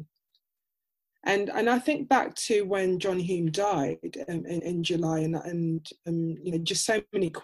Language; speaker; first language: English; native; English